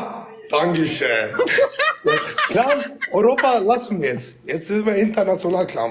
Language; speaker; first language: German; non-native, local second language; Kurdish